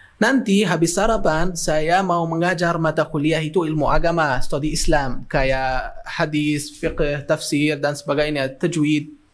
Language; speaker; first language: Indonesian; non-native, fluent; Arabic